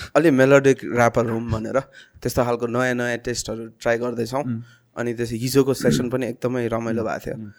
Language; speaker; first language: Nepali; native; Nepali